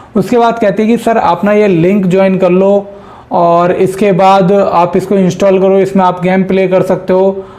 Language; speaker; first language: Hindi; native; Hindi